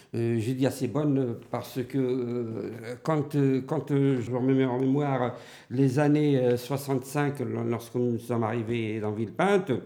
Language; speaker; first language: French; native; French